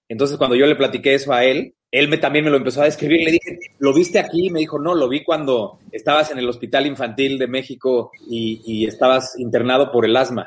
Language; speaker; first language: Spanish; native; Spanish